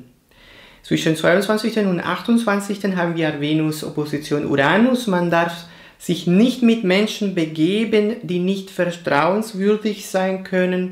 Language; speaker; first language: German; non-native, fluent; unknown